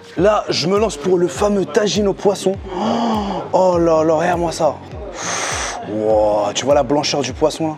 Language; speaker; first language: French; early bilingual, other home language; Riffian